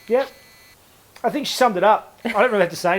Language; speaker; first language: English; native; English